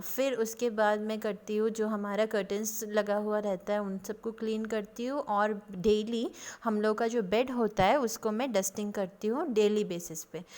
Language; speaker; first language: Hindi; non-native, local second language; Bangla